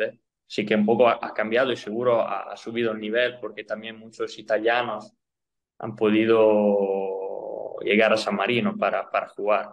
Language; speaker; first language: Spanish; non-native, fluent; Italian